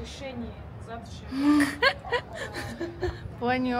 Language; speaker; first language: Russian; native; Russian